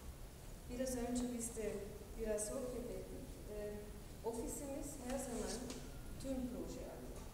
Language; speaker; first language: Turkish; non-native, fluent; German